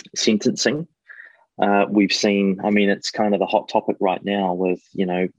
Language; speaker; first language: English; native; English